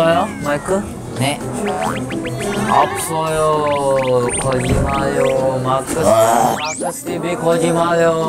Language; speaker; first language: Korean; non-native, learner; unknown